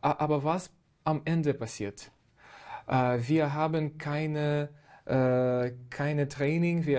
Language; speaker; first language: German; non-native, fluent; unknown